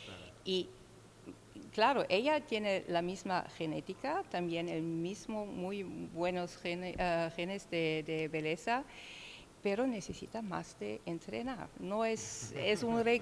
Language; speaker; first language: Spanish; non-native, learner; German